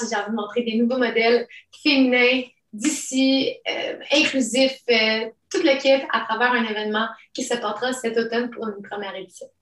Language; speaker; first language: French; early bilingual, other home language; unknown